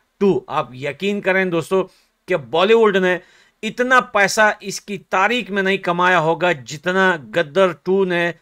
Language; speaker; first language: Hindi; native; Hindi